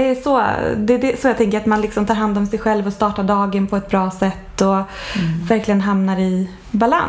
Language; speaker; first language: Swedish; native; Swedish